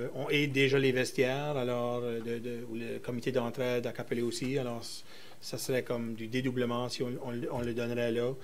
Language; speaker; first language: French; native; French